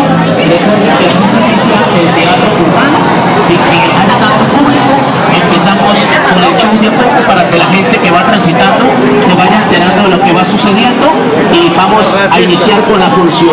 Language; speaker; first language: Spanish; native; Spanish